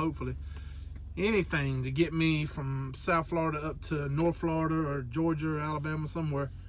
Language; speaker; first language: English; native; English